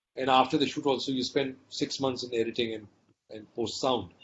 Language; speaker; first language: English; non-native, local second language; Hindi